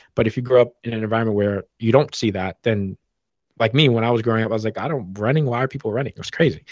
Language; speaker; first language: English; native; English